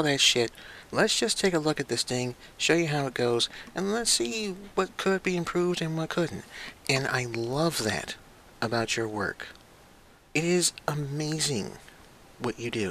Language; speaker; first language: English; native; English